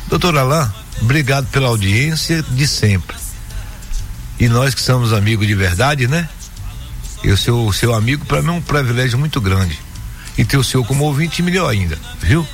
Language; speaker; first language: Portuguese; native; Portuguese